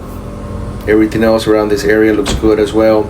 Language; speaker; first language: English; native; English